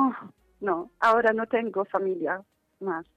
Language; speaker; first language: Spanish; non-native, fluent; Arabic